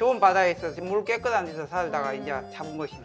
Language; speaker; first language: Korean; native; Korean